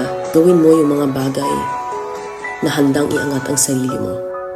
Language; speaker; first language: Filipino; native; Filipino